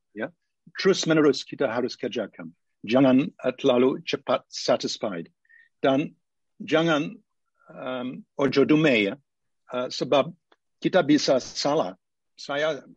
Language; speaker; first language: Indonesian; non-native, fluent; English